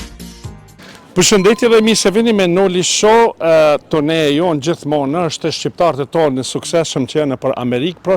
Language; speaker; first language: Albanian; native; Albanian